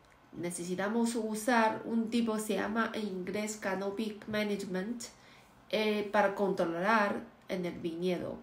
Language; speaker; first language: Spanish; non-native, fluent; Chinese